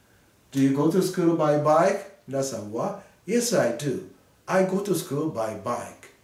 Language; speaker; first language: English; non-native, fluent; Japanese